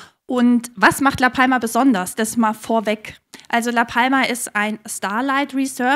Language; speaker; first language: German; native; German